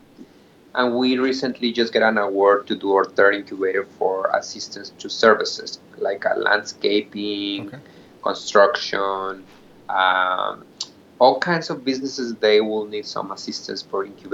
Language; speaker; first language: English; non-native, fluent; Spanish